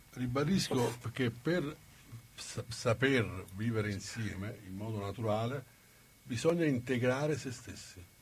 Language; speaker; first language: Italian; native; Italian